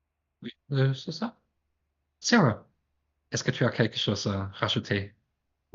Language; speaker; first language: French; non-native, fluent; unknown